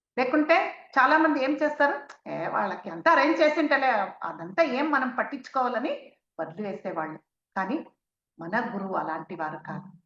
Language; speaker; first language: Telugu; native; Telugu